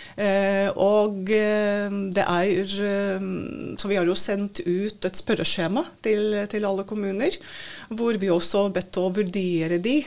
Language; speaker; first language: Norwegian; non-native, fluent; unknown